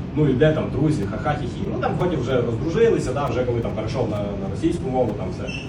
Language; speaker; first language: Ukrainian; non-native, local second language; Russian